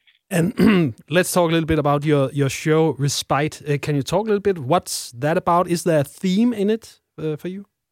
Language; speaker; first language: English; non-native, fluent; Danish